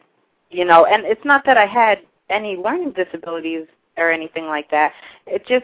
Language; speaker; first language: English; native; English